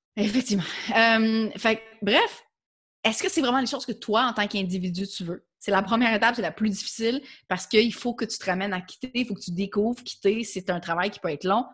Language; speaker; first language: French; native; French